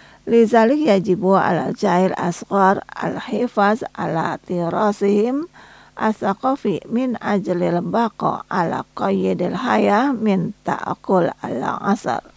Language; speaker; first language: Arabic; non-native, fluent; Indonesian